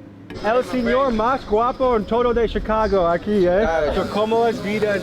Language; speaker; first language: Spanish; non-native, learner; English